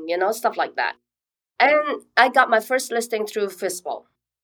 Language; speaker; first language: English; non-native, local second language; Cantonese